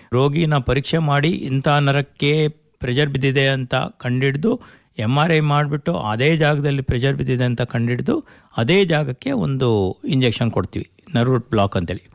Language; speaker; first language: Kannada; native; Kannada